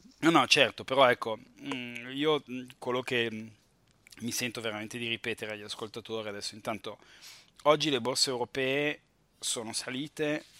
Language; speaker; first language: Italian; native; Italian